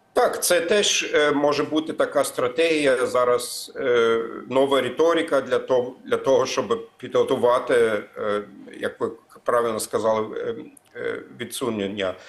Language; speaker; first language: Ukrainian; non-native, fluent; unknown